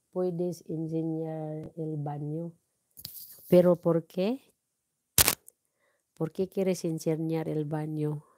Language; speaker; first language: Spanish; non-native, learner; Filipino